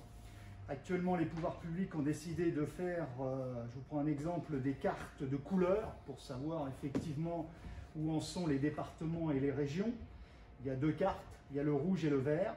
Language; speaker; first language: French; native; French